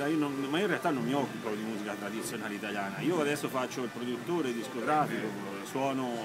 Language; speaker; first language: Italian; native; Italian